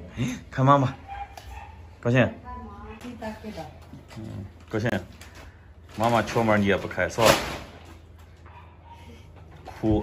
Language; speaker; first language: Chinese; native; Chinese